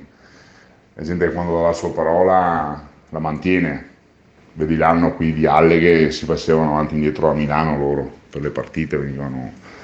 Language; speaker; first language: Italian; native; Italian